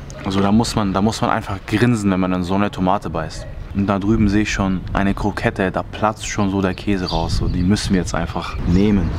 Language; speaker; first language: German; native; German